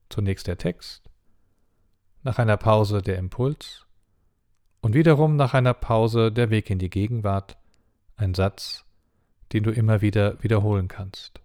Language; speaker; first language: German; native; German